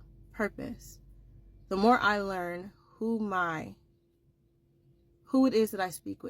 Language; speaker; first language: English; native; English